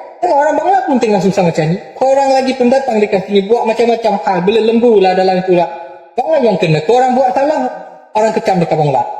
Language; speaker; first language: Malay; non-native, fluent; Bangla